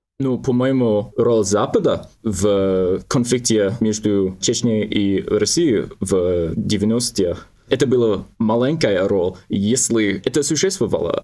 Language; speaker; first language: Russian; non-native, learner; English